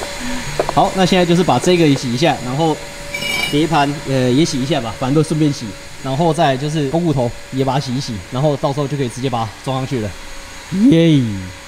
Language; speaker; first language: Chinese; native; Chinese